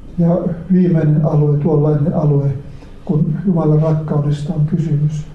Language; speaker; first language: Finnish; native; Finnish